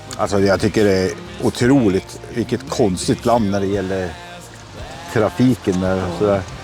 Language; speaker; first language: Swedish; native; Swedish